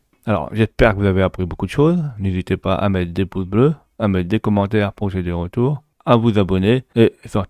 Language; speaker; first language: French; native; French